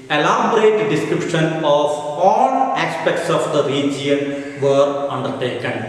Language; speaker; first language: English; non-native, local second language; Malayalam